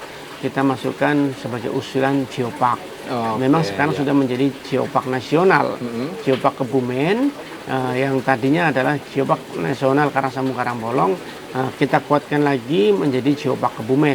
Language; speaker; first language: Indonesian; native; Indonesian